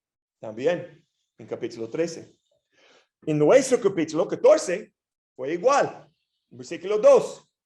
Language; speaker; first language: Spanish; non-native, fluent; English